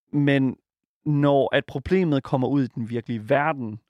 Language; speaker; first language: Danish; native; Danish